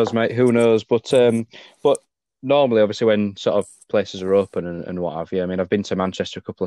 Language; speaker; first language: English; native; English